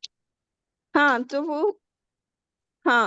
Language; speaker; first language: Hindi; native; Hindi